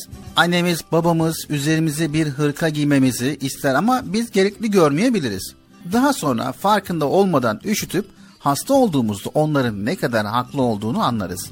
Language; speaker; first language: Turkish; native; Turkish